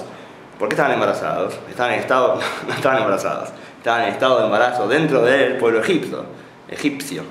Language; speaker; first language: Spanish; native; Spanish